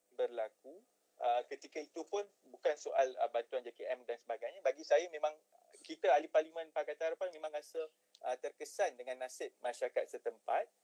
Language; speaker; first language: Malay; native; Malay